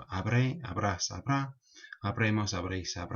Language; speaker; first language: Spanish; non-native, fluent; English